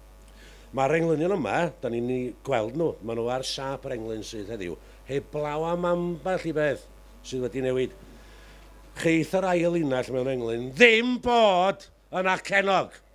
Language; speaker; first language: Welsh; native; Welsh